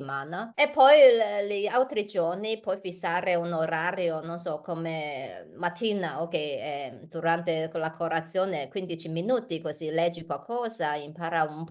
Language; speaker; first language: Italian; non-native, learner; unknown